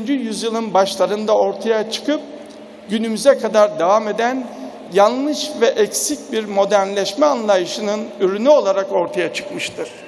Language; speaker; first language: Turkish; native; Turkish